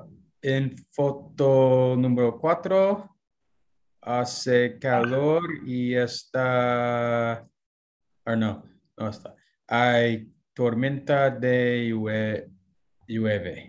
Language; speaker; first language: Spanish; non-native, learner; English